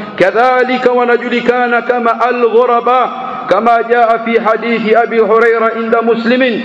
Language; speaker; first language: Arabic; non-native, fluent; Swahili